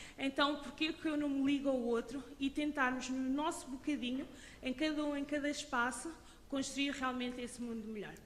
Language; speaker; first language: Portuguese; early bilingual, other home language; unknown